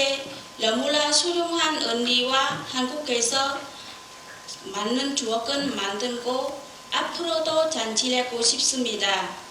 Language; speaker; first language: Korean; non-native, learner; Vietnamese